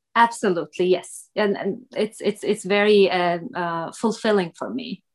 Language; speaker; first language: English; non-native, fluent; Arabic